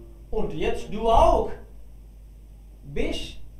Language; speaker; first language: German; non-native, fluent; Hindi